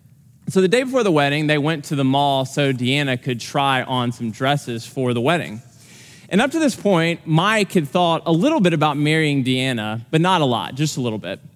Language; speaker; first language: English; native; English